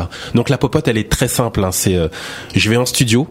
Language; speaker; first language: French; native; French